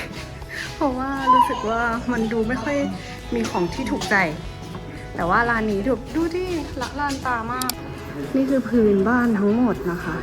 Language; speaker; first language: Thai; native; Thai